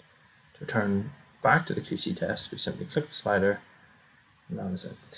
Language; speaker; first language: English; native; English